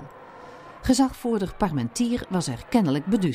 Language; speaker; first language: Dutch; native; Dutch